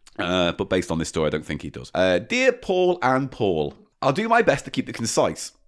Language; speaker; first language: English; native; English